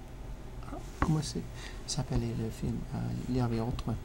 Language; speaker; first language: French; non-native, learner; English